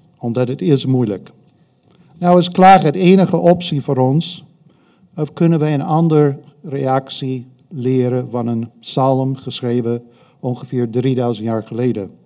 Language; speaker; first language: Dutch; non-native, fluent; English